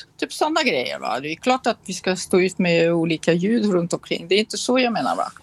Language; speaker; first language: Swedish; non-native, fluent; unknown